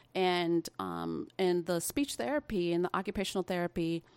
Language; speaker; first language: English; native; English